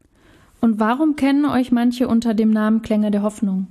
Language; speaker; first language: German; native; German